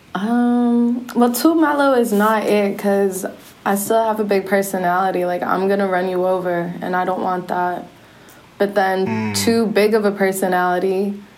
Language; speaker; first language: English; native; English